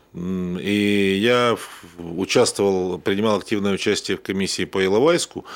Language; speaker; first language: Russian; native; Russian